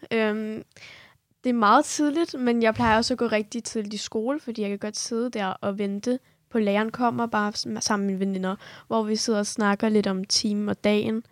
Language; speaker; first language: Danish; early bilingual, other home language; Kurdish